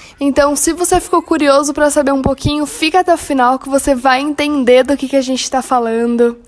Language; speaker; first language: Portuguese; native; Portuguese